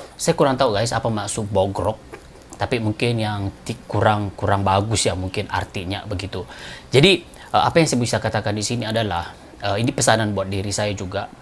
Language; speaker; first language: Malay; native; Malay